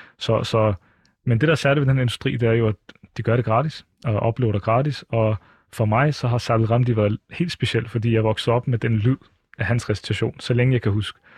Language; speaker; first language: Danish; early bilingual, other home language; Arabic